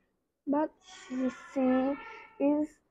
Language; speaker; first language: English; non-native, learner; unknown